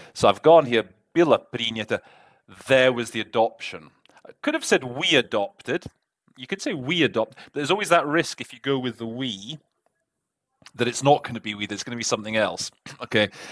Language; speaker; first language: English; native; English